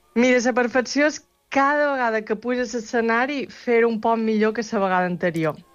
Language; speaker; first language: Catalan; native; Catalan